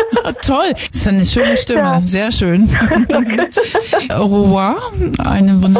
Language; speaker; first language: German; native; German